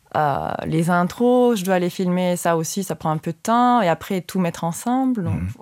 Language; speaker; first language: French; non-native, fluent; Luxembourgish